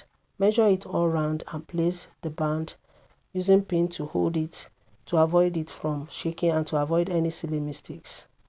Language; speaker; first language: English; non-native, local second language; Yoruba